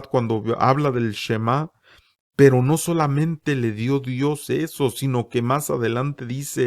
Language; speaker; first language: Spanish; native; Spanish